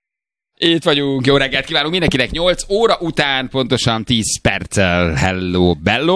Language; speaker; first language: Hungarian; native; Hungarian